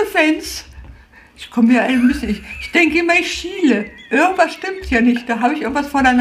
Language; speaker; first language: German; native; German